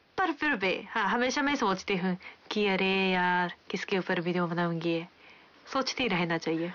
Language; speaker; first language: Hindi; non-native, fluent; Japanese